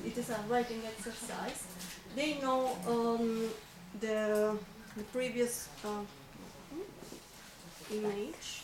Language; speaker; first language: English; non-native, fluent; Italian